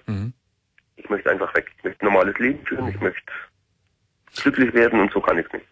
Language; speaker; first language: German; native; German